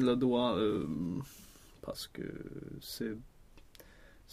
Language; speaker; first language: French; non-native, learner; Swedish